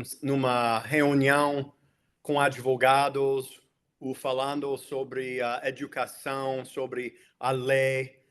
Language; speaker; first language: Portuguese; non-native, fluent; English